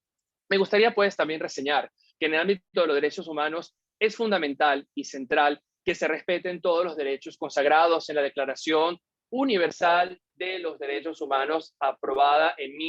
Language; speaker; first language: Spanish; native; Spanish